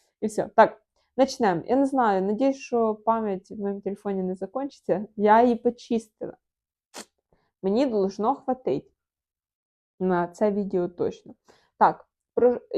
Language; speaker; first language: Ukrainian; non-native, local second language; Russian